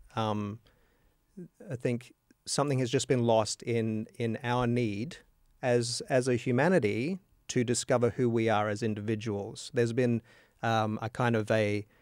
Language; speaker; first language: English; native; English